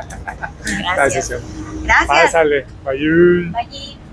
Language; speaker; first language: Spanish; native; Spanish